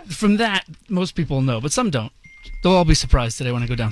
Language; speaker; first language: English; native; English